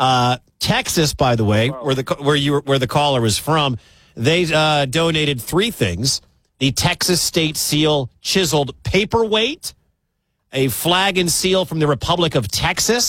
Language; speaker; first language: English; native; English